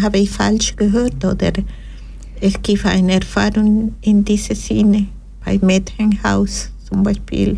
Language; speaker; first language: German; non-native, learner; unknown